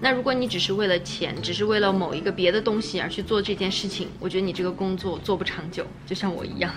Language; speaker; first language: Chinese; native; Chinese